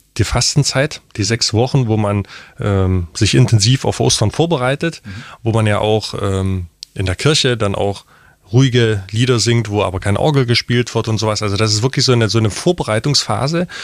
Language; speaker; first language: German; non-native, local second language; Upper Sorbian